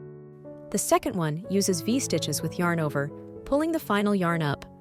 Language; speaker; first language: English; non-native, fluent; Chinese